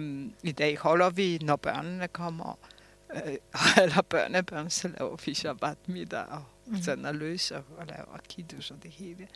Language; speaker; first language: Danish; non-native, fluent; Polish